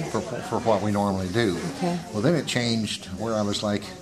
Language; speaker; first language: English; native; English